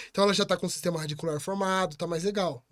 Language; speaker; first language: Portuguese; native; Portuguese